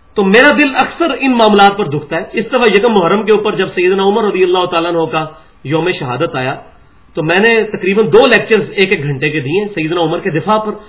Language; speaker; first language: Urdu; non-native, local second language; Punjabi